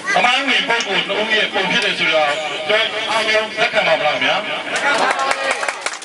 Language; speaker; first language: Burmese; native; Burmese